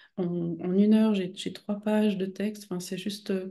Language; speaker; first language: French; native; French